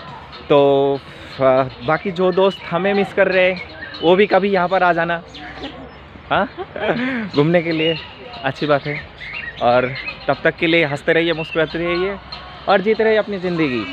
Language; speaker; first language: Hindi; native; Hindi